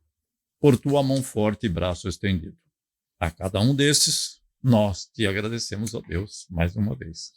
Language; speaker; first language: Portuguese; native; Portuguese